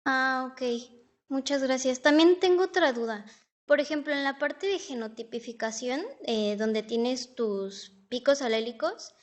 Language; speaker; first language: Spanish; native; Spanish